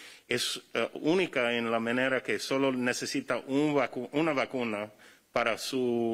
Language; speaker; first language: Spanish; non-native, fluent; English